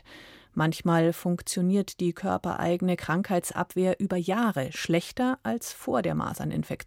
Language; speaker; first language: German; native; German